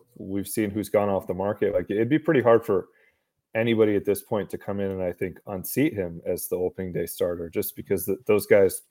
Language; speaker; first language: English; native; English